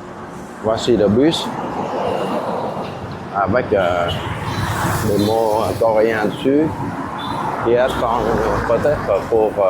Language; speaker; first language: French; non-native, fluent; Vietnamese